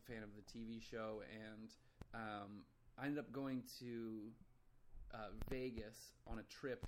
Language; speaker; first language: English; native; English